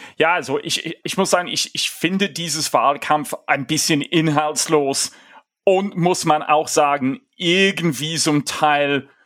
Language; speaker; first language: German; non-native, fluent; English